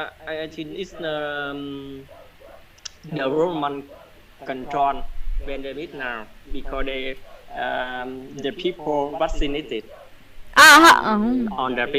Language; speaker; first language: English; non-native, learner; Vietnamese